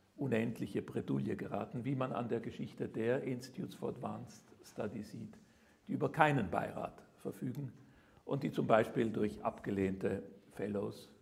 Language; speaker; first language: German; native; German